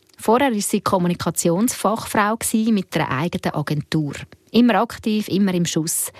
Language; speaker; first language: German; native; German